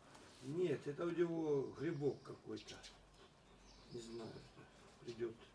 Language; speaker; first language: Russian; native; Russian